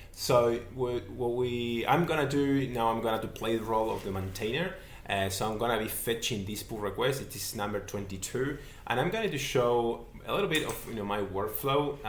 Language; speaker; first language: English; non-native, fluent; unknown